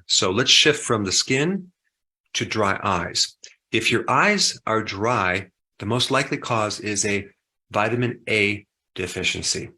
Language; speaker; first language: English; native; English